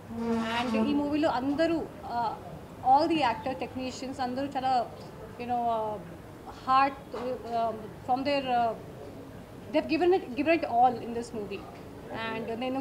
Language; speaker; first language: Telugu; non-native, learner; Hindi